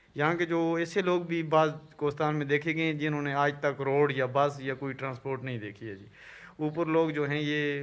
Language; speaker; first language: Urdu; non-native, local second language; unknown